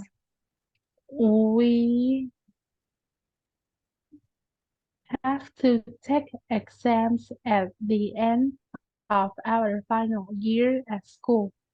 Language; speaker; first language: English; non-native, learner; Vietnamese